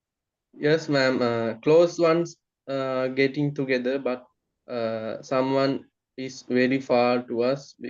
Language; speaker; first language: English; non-native, learner; Sinhala